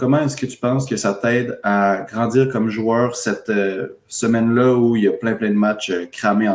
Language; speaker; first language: French; native; French